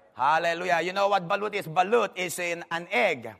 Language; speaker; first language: English; non-native, local second language; Filipino